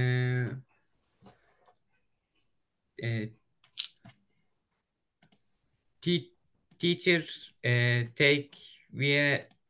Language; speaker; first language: English; non-native, learner; Turkish